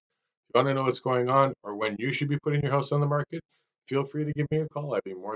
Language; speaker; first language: English; native; English